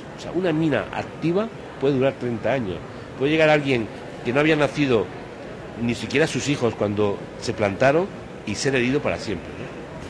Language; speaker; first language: Spanish; native; Spanish